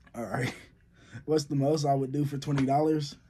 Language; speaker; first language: English; native; English